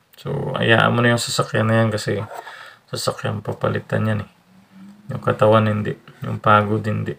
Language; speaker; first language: Filipino; native; Filipino